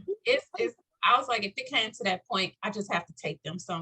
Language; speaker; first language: English; native; English